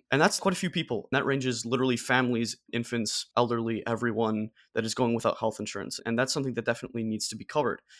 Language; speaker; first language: English; non-native, fluent; German